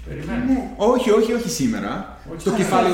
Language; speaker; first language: Greek; non-native, fluent; English